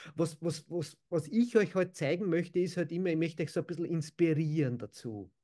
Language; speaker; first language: German; native; German